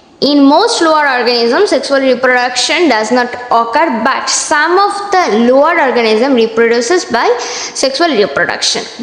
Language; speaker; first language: English; non-native, local second language; Bangla